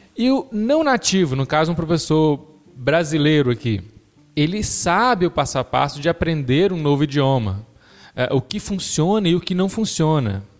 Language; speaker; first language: Portuguese; native; Portuguese